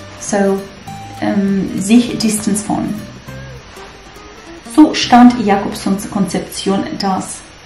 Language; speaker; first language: German; non-native, fluent; Russian